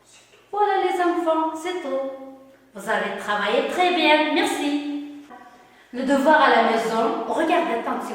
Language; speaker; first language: French; non-native, fluent; Uzbek